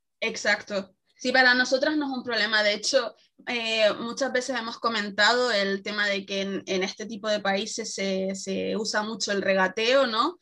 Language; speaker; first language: Spanish; native; Spanish